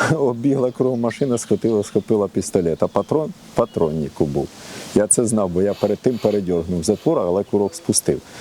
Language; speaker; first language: Ukrainian; native; Ukrainian